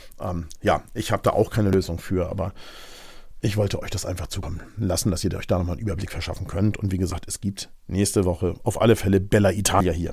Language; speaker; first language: German; native; German